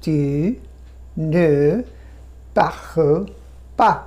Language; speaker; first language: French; non-native, fluent; Bangla